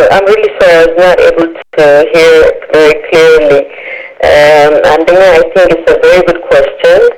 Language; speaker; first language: English; non-native, local second language; Amharic